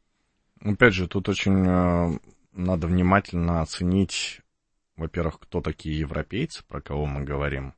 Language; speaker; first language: Russian; native; Russian